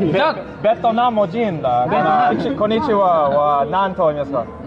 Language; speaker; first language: Japanese; non-native, learner; English